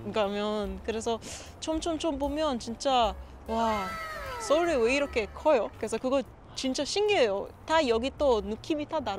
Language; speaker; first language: Korean; non-native, learner; Papiamento